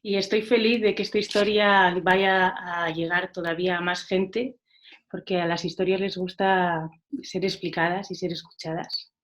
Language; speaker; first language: Spanish; non-native, local second language; Catalan